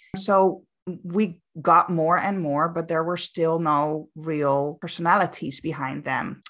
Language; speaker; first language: English; non-native, fluent; Dutch